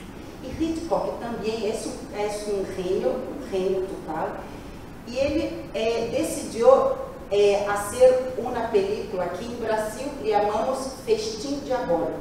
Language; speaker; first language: Spanish; non-native, learner; Portuguese